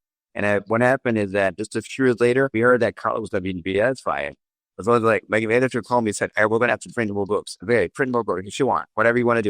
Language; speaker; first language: English; non-native, fluent; French